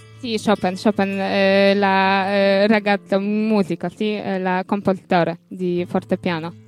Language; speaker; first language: Italian; non-native, learner; Polish